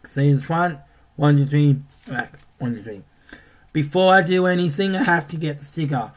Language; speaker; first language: English; native; English